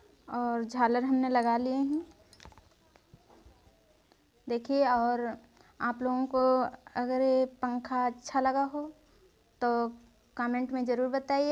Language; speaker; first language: Hindi; native; Hindi